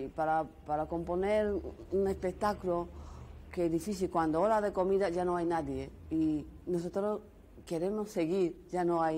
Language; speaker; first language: Spanish; non-native, learner; Japanese